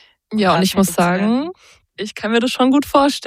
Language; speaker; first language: German; native; German